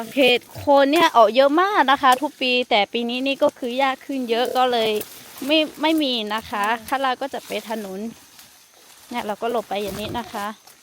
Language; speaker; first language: Thai; non-native, local second language; Lahu